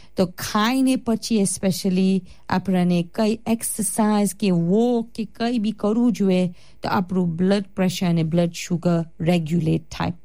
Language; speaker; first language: Gujarati; early bilingual, heritage; Gujarati